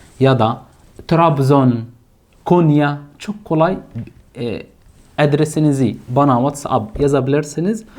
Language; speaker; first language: Turkish; non-native, fluent; Arabic